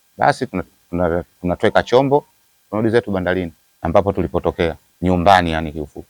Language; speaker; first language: Swahili; native; Swahili